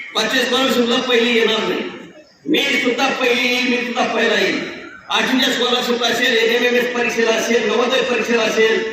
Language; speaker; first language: Marathi; native; Marathi